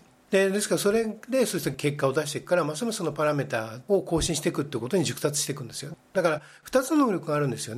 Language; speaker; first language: Japanese; native; Japanese